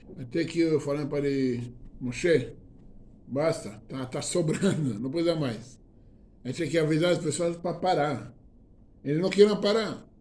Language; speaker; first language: Portuguese; non-native, fluent; Hebrew